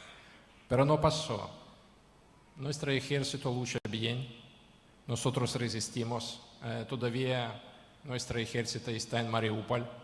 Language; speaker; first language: Spanish; non-native, learner; Ukrainian